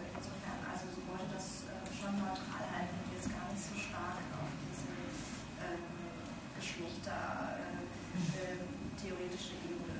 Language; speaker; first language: German; native; German